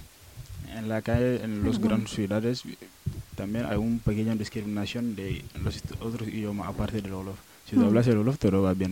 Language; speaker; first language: Spanish; non-native, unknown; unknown